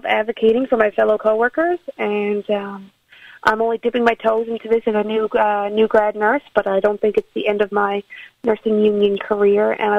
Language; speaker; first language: English; native; English